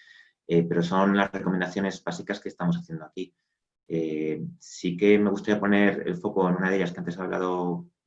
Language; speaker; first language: Spanish; native; Spanish